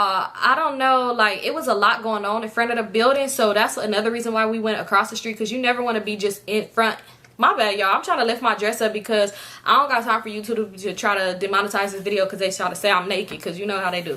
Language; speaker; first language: English; native; English